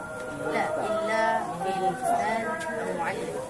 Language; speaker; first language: Arabic; non-native, learner; Indonesian